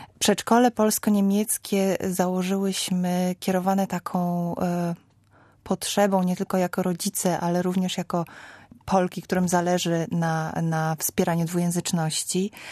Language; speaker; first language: Polish; native; Polish